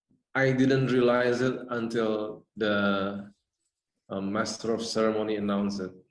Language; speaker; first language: English; non-native, fluent; Indonesian